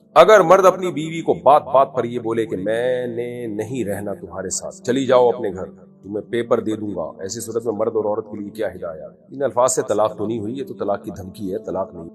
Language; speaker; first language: Urdu; native; Urdu